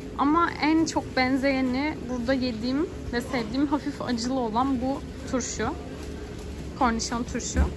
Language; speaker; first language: Turkish; native; Turkish